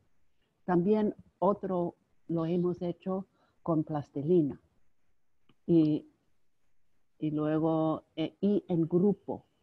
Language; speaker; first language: Spanish; non-native, fluent; English